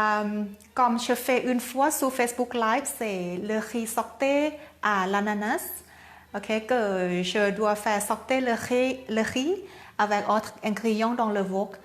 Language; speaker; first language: French; non-native, learner; Thai